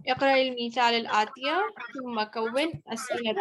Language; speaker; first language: Arabic; non-native, fluent; English